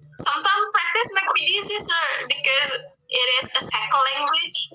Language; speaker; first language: English; non-native, learner; Indonesian